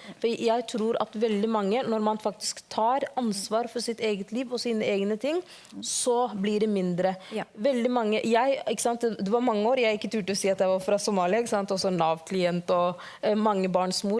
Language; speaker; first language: Norwegian; early bilingual, other home language; Somali